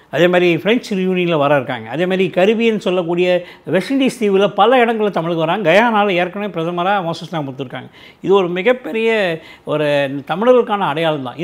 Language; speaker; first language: Tamil; native; Tamil